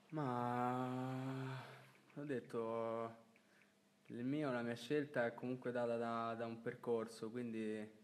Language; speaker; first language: Italian; native; Italian